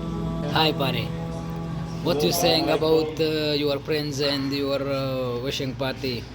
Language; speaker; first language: English; non-native, learner; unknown